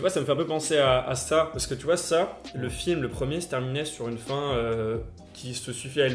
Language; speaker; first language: French; native; French